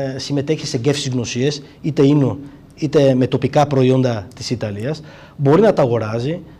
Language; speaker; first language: Greek; non-native, fluent; Italian